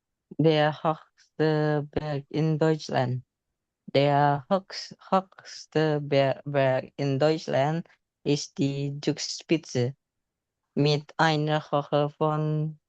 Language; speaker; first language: German; non-native, learner; Indonesian